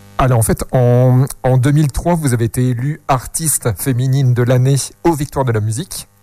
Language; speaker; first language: French; native; French